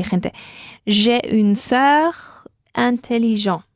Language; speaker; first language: French; non-native, learner; Spanish